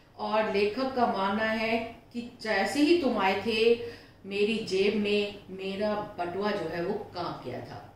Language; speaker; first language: Hindi; native; Hindi